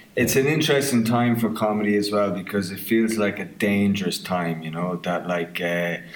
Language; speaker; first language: English; native; English